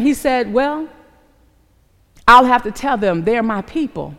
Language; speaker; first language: English; native; English